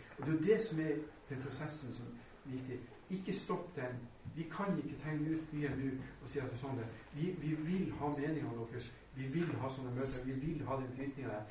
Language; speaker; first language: Norwegian; native; Norwegian